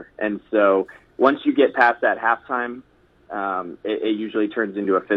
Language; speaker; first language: English; native; English